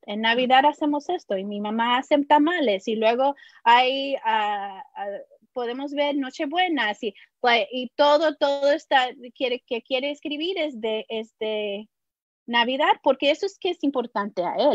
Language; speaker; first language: Spanish; early bilingual, heritage; Spanish